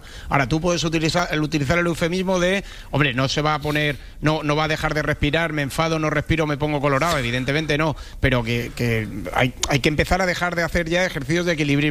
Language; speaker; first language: Spanish; native; Spanish